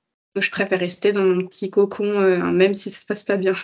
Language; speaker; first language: French; native; French